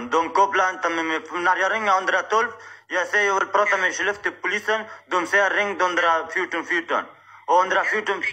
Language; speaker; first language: Swedish; non-native, learner; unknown